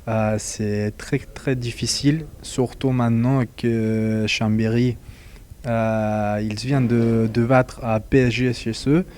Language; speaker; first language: French; non-native, fluent; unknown